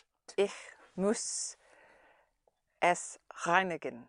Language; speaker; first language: German; non-native, learner; English